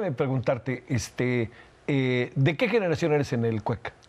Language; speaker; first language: Spanish; native; Spanish